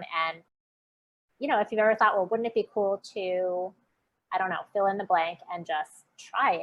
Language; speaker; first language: English; native; English